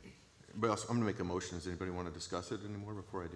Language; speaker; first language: English; native; English